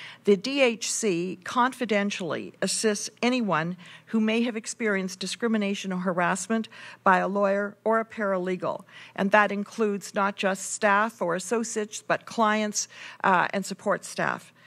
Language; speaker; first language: English; native; English